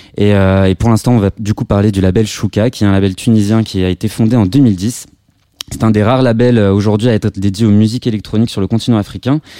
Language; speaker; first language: French; native; French